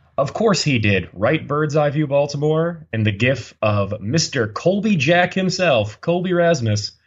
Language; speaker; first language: English; native; English